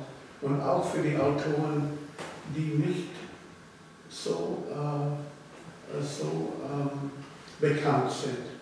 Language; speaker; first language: German; early bilingual, heritage; German